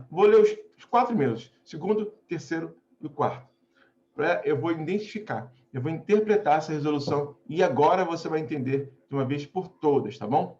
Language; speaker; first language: Portuguese; native; Portuguese